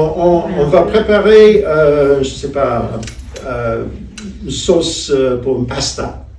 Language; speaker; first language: French; non-native, fluent; English